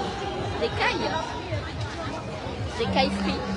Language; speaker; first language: French; early bilingual, other home language; Vietnamese